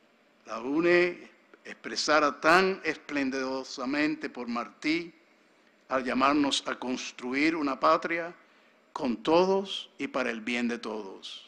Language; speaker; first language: Spanish; native; Spanish